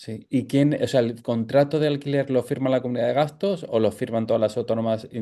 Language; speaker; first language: Spanish; native; Spanish